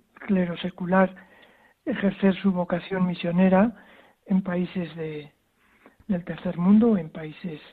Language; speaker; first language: Spanish; native; Spanish